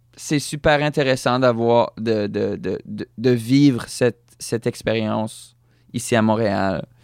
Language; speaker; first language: French; native; French